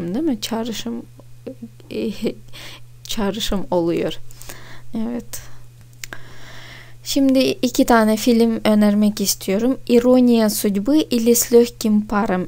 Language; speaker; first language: Turkish; non-native, fluent; Russian